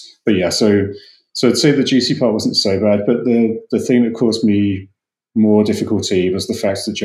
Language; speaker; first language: English; native; English